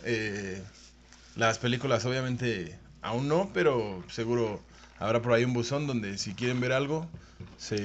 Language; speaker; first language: Spanish; native; Spanish